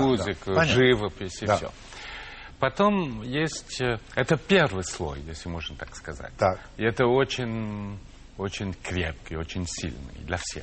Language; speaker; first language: Russian; non-native, fluent; French